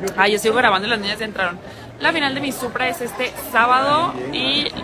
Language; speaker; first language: Spanish; native; Spanish